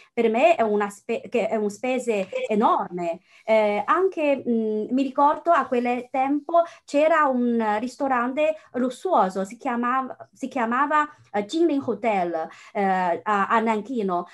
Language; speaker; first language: Italian; non-native, fluent; Chinese